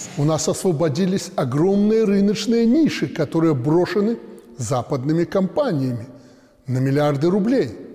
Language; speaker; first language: Russian; native; Russian